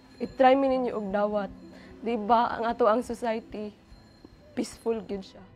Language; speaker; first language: Cebuano; non-native, local second language; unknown